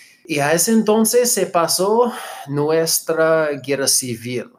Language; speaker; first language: Spanish; non-native, fluent; English